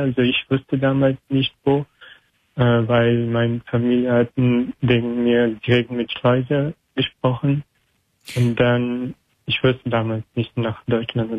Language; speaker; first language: German; non-native, learner; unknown